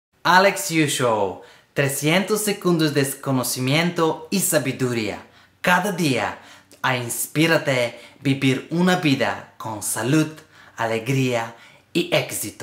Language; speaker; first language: Spanish; non-native, learner; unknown